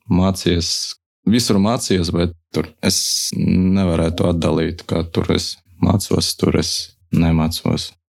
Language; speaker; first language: Latvian; non-native, local second language; Russian